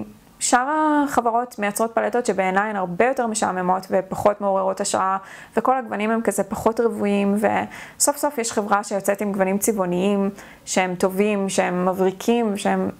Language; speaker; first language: Hebrew; native; Hebrew